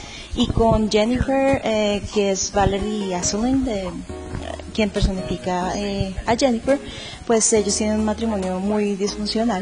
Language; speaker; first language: Spanish; native; Spanish